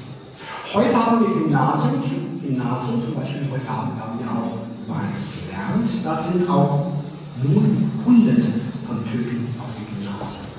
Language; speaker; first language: German; early bilingual, other home language; Turkish